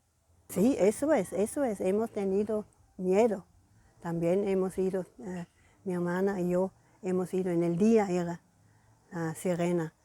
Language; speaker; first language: Spanish; non-native, fluent; German